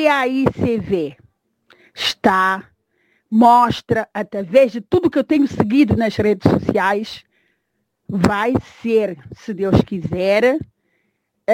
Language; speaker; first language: Portuguese; non-native, local second language; Kabuverdianu